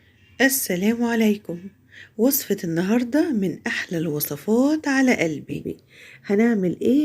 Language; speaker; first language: Arabic; native; Arabic